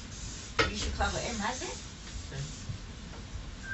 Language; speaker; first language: Hebrew; non-native, fluent; German